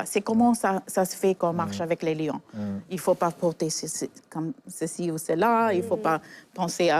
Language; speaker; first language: French; non-native, fluent; English